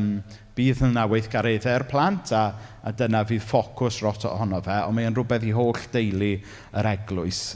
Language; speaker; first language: Welsh; native; Welsh